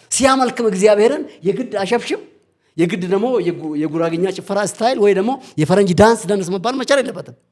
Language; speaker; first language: Amharic; non-native, local second language; Oromo